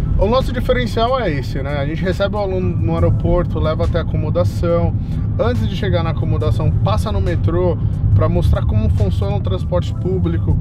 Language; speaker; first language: Portuguese; native; Portuguese